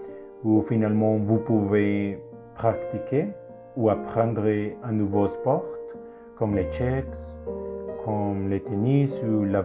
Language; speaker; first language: French; non-native, learner; Spanish